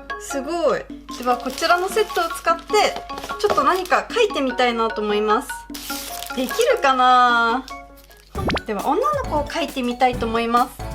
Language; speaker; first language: Japanese; early bilingual, heritage; Japanese